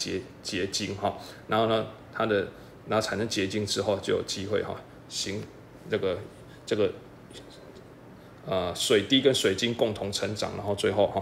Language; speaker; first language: Chinese; native; Chinese